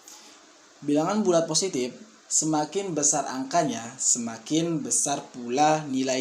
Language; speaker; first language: Indonesian; native; Indonesian